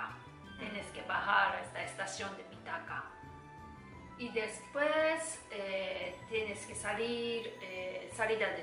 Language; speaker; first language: Spanish; non-native, learner; Japanese